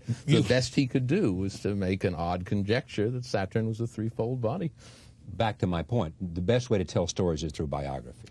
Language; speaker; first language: English; native; English